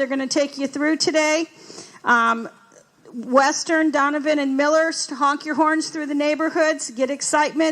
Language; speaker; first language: English; native; English